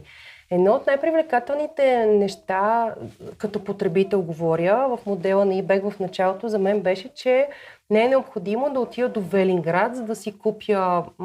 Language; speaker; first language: Bulgarian; native; Bulgarian